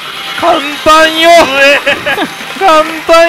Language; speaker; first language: Japanese; native; Japanese